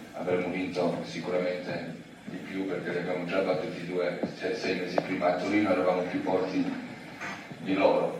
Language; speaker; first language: Italian; non-native, fluent; Polish